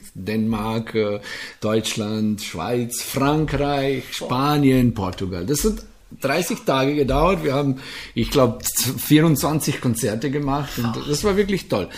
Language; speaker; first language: German; non-native, fluent; Slovenian